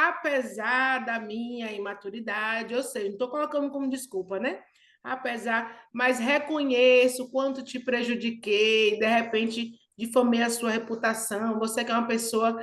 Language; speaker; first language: Portuguese; native; Portuguese